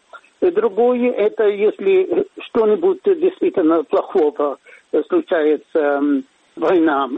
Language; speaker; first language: Russian; non-native, fluent; Swedish